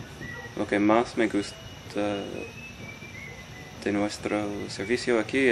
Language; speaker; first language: Spanish; non-native, fluent; English